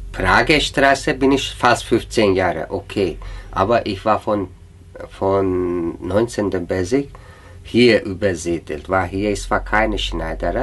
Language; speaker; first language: German; non-native, learner; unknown